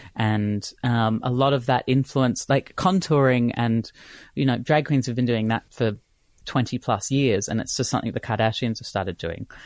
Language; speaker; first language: English; native; English